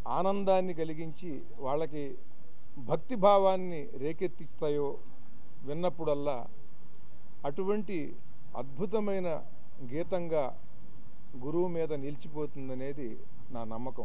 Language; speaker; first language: Telugu; native; Telugu